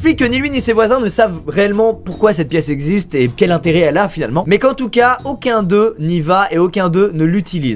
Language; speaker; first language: French; native; French